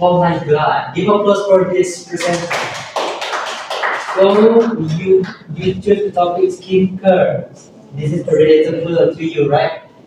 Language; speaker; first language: English; non-native, learner; Indonesian